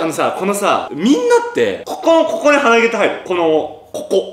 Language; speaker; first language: Japanese; native; Japanese